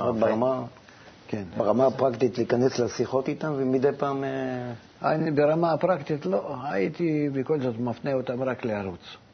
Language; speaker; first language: Hebrew; non-native, fluent; Russian